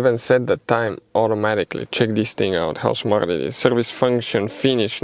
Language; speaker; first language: English; non-native, fluent; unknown